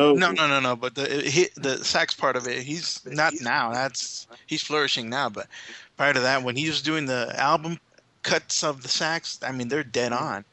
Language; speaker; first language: English; native; English